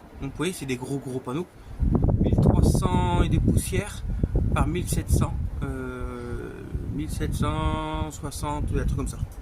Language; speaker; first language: French; native; French